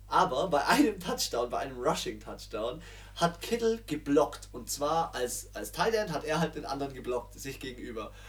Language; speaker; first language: German; native; German